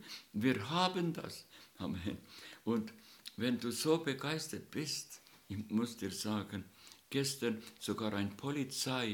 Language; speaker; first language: German; non-native, learner; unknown